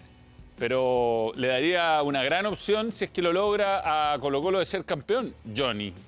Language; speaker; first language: Spanish; native; Spanish